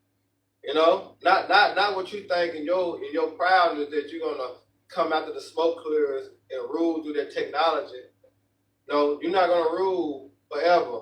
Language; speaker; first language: English; native; English